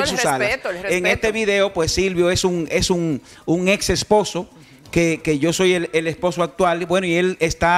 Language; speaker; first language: Spanish; native; Spanish